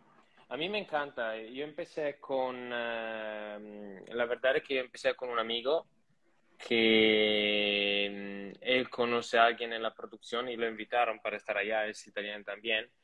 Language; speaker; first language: Spanish; non-native, fluent; Italian